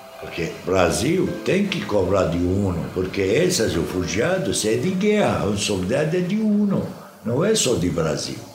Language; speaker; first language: Portuguese; non-native, fluent; Arabic